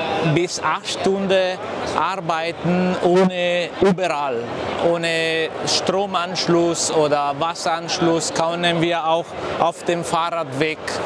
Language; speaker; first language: German; non-native, learner; Italian